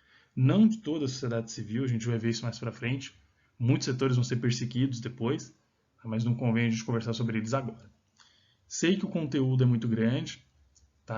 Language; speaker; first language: Portuguese; native; Portuguese